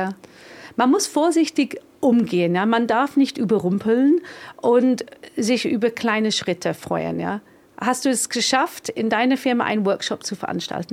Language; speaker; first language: German; non-native, fluent; English